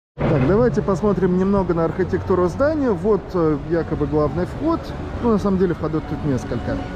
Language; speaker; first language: Russian; early bilingual, heritage; Russian